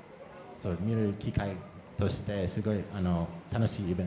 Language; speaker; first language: Japanese; non-native, fluent; English